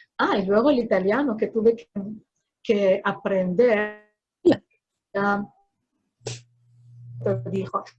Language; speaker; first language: Spanish; non-native, fluent; Filipino